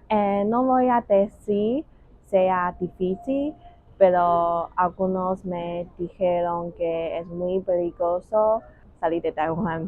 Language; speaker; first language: Spanish; non-native, learner; Chinese